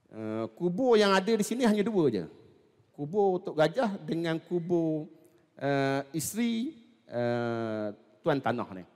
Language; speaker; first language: Malay; native; Malay